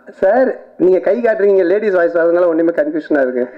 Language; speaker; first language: Tamil; native; Tamil